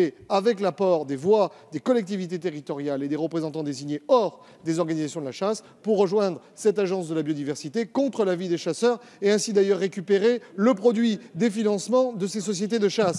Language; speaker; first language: French; native; French